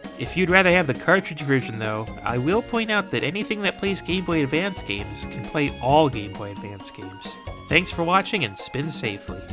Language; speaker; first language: English; native; English